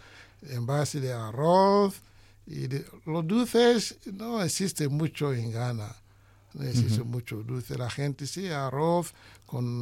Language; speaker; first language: Spanish; non-native, learner; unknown